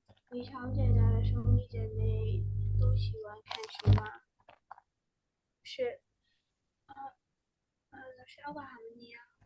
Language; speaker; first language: Chinese; non-native, learner; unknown